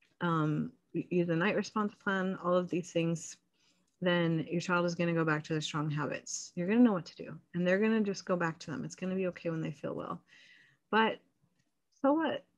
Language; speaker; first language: English; native; English